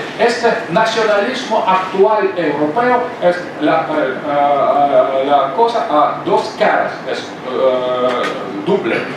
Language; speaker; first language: Spanish; non-native, fluent; Russian